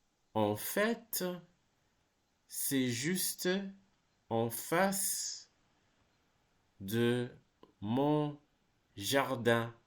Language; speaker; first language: French; non-native, fluent; English